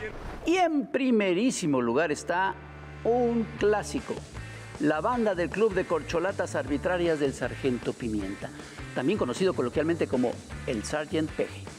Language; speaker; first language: Spanish; native; Spanish